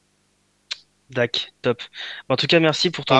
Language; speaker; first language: French; native; French